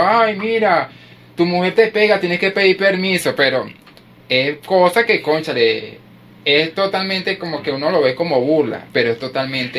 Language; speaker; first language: Spanish; native; Spanish